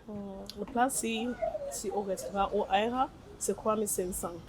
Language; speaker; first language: French; non-native, local second language; English